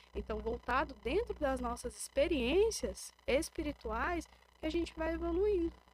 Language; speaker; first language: Portuguese; native; Portuguese